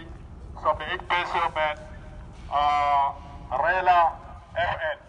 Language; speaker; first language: Danish; non-native, learner; Achinese